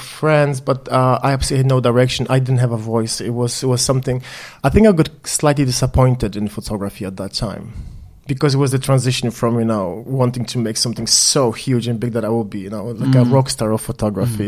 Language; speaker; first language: English; non-native, fluent; Polish